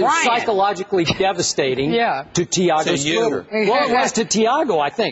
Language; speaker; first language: English; native; English